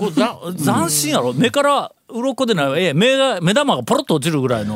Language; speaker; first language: Japanese; native; Japanese